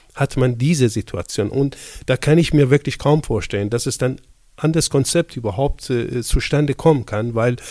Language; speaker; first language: German; non-native, fluent; Persian